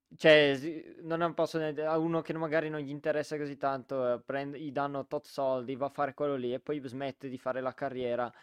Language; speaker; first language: Italian; native; Italian